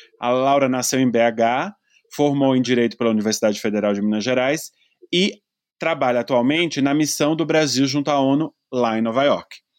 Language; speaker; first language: Portuguese; native; Portuguese